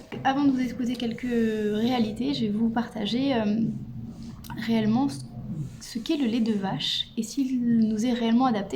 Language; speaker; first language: French; native; French